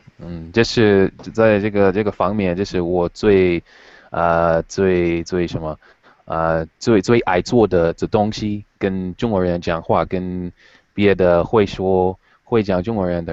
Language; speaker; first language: Chinese; non-native, fluent; English